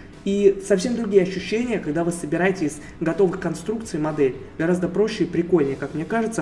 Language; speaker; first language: Russian; native; Russian